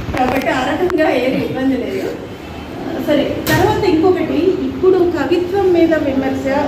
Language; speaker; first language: Telugu; native; Telugu